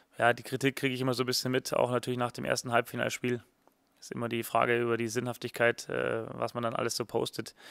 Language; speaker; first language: German; native; German